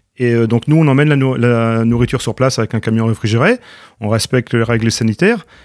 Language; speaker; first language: French; native; French